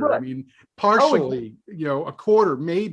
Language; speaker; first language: English; native; English